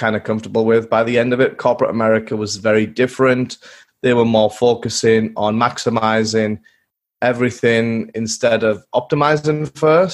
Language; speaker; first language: English; native; English